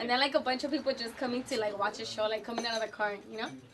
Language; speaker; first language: English; early bilingual, other home language; Spanish